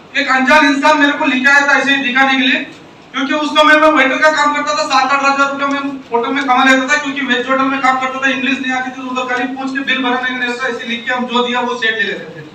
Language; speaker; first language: Hindi; non-native, local second language; Kannada